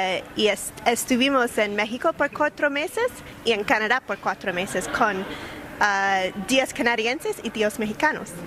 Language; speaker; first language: Spanish; non-native, learner; English